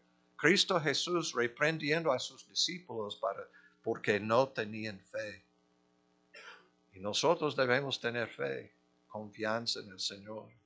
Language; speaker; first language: Spanish; non-native, fluent; English